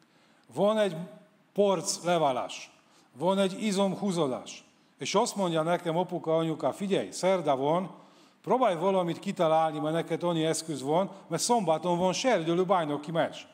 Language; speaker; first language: Hungarian; non-native, fluent; Polish